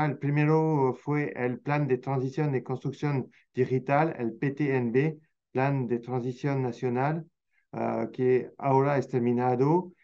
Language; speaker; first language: Spanish; non-native, fluent; French